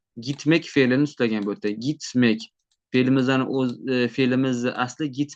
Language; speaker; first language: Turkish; non-native, fluent; Uzbek